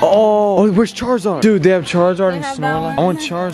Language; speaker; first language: English; native; English